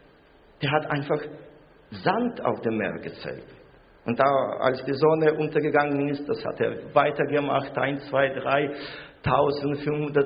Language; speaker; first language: German; non-native, fluent; Russian